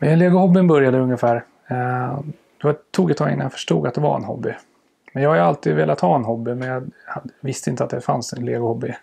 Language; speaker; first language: Swedish; native; Swedish